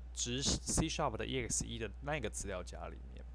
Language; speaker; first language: Chinese; native; Chinese